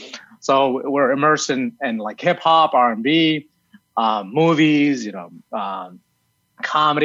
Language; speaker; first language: English; early bilingual, other home language; Arabic